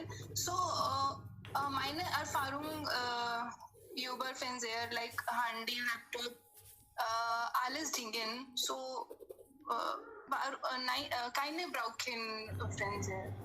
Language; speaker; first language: German; non-native, learner; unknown